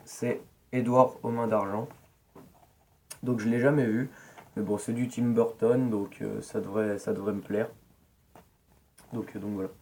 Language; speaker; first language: French; native; French